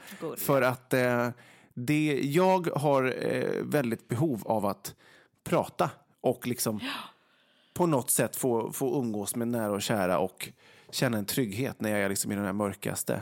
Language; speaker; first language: Swedish; native; Swedish